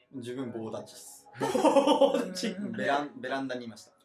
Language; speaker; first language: Japanese; native; Japanese